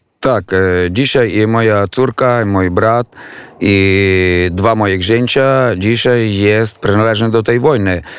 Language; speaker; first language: Polish; non-native, fluent; Ukrainian